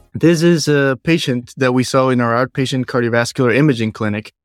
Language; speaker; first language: English; non-native, fluent; Spanish